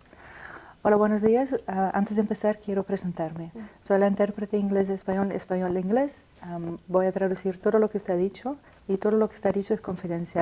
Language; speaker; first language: Spanish; non-native, fluent; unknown